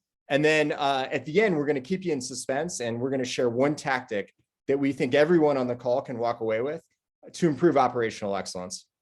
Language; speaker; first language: English; native; English